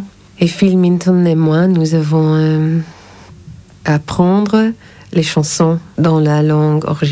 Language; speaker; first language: French; non-native, learner; English